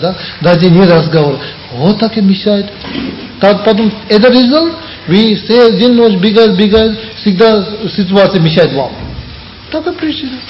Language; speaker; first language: Russian; non-native, learner; Tibetan